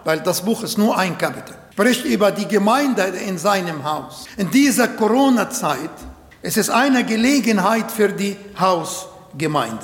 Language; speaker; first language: German; non-native, learner; Arabic